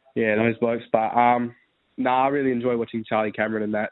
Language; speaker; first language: English; native; English